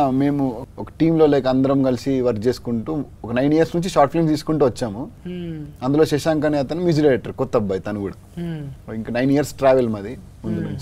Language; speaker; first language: Telugu; native; Telugu